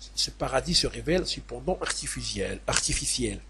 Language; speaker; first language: French; non-native, local second language; Arabic